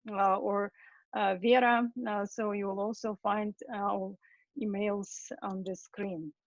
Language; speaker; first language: English; non-native, fluent; Russian